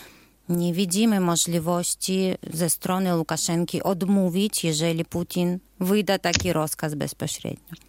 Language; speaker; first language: Polish; non-native, fluent; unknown